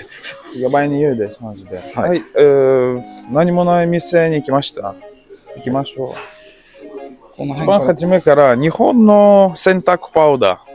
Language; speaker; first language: Japanese; non-native, learner; Russian